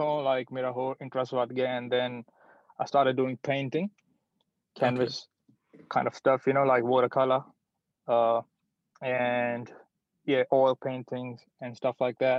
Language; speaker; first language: English; non-native, local second language; Punjabi